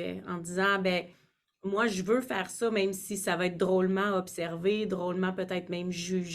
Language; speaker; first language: French; native; French